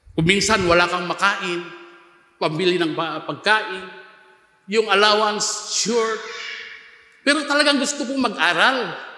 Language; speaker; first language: Filipino; non-native, local second language; Iloko